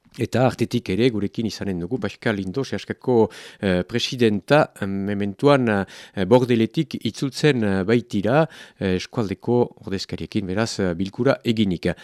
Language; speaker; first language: Basque; native; Basque